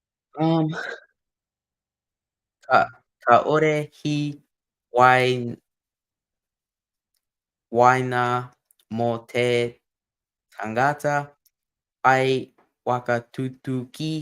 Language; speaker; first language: Māori; non-native, learner; English